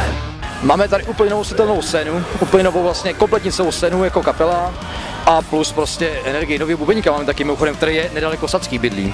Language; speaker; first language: Czech; native; Czech